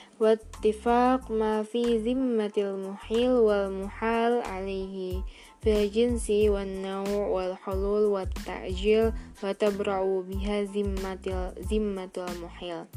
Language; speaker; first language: Arabic; non-native, fluent; Indonesian